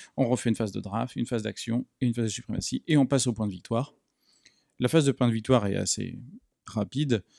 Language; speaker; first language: French; native; French